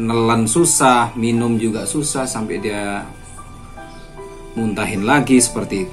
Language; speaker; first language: Indonesian; native; Indonesian